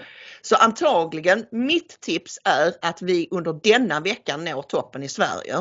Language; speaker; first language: Swedish; native; Swedish